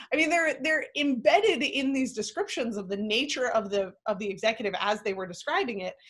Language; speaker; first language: English; native; English